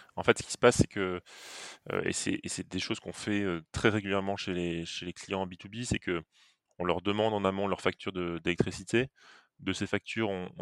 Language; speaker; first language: French; native; French